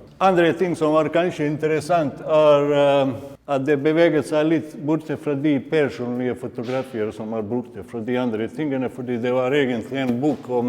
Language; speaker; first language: Norwegian; non-native, fluent; Bosnian